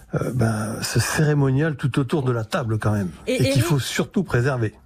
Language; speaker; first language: French; native; French